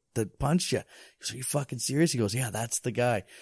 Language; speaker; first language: English; native; English